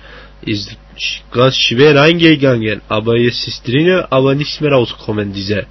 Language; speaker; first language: German; non-native, learner; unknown